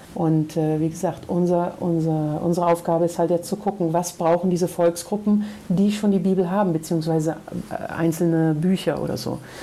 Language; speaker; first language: German; native; German